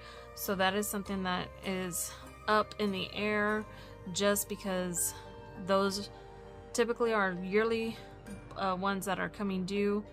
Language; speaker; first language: English; native; English